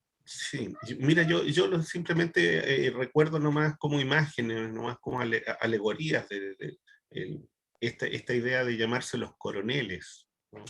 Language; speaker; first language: Spanish; native; Spanish